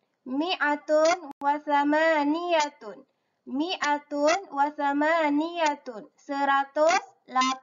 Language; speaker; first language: Arabic; non-native, learner; Malay